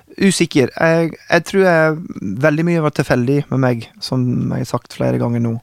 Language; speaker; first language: Norwegian; non-native, fluent; English